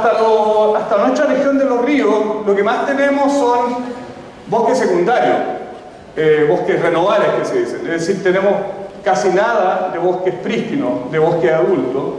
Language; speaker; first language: Spanish; native; Spanish